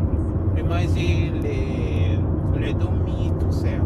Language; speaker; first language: French; non-native, local second language; Haitian Creole